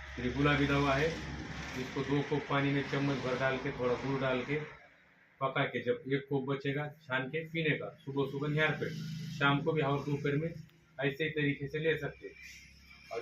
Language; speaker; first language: Hindi; non-native, local second language; Marathi